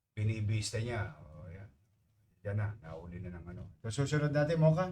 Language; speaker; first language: Filipino; native; Filipino